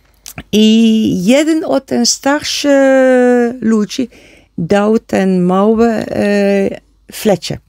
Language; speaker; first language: Polish; non-native, learner; Dutch